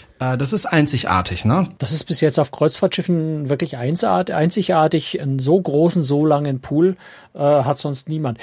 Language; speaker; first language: German; native; German